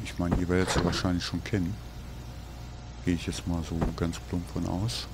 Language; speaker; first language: German; native; German